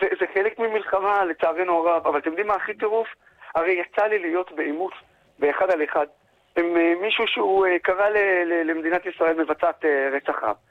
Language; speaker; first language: Hebrew; non-native, local second language; Arabic